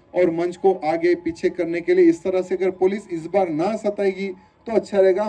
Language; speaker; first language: Hindi; non-native, local second language; Telugu